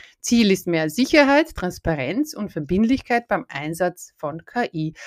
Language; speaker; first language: German; native; German